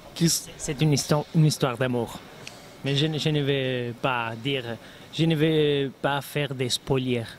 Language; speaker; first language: French; non-native, learner; Spanish